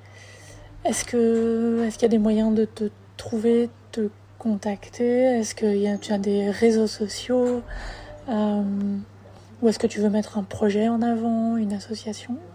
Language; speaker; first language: French; native; French